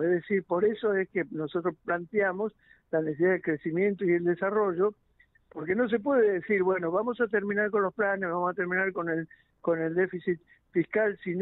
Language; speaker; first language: Spanish; native; Spanish